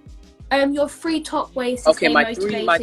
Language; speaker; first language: English; native; English